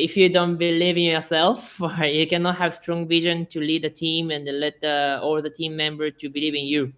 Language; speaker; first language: English; non-native, fluent; Japanese